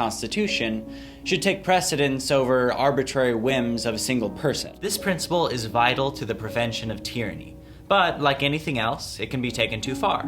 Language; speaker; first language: English; native; English